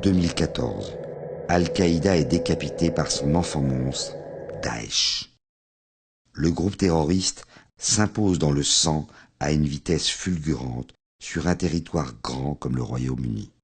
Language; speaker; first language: French; native; French